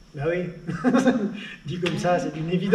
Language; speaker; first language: French; native; French